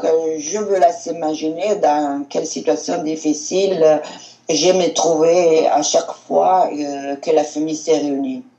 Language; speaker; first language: French; non-native, learner; Italian